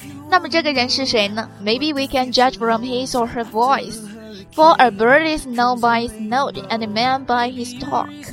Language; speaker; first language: English; non-native, fluent; Chinese